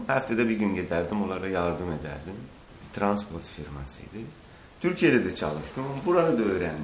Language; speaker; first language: Turkish; non-native, learner; Azerbaijani